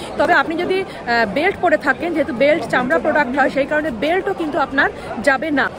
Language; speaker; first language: Bangla; native; Bangla